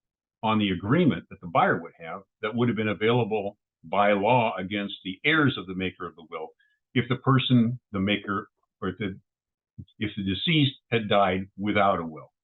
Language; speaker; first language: English; native; English